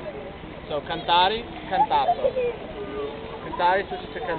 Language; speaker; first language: Italian; non-native, learner; English